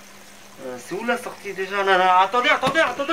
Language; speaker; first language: French; native; French